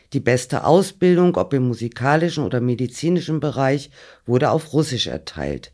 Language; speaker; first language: German; native; German